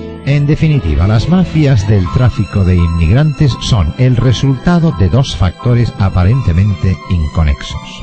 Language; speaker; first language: Spanish; native; Spanish